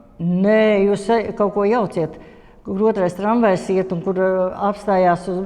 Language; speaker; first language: Latvian; native; Latvian